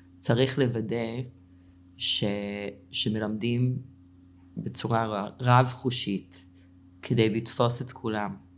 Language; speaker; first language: Hebrew; non-native, fluent; English